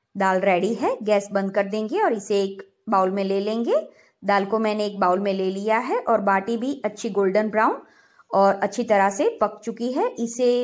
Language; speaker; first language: Hindi; non-native, local second language; Gujarati